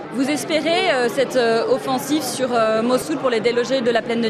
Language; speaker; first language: French; native; French